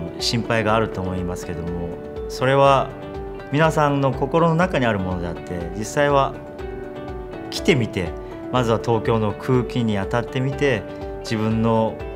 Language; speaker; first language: Japanese; non-native, fluent; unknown